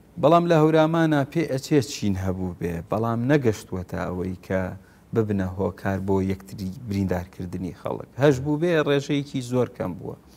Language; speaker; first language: Central Kurdish; non-native, local second language; Gurani